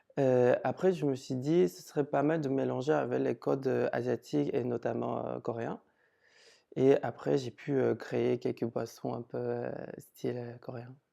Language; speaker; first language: French; non-native, fluent; Korean